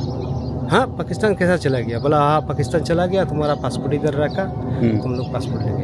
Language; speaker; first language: Hindi; non-native, fluent; Pashto